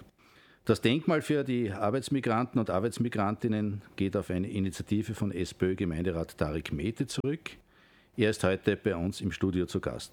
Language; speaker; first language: German; native; German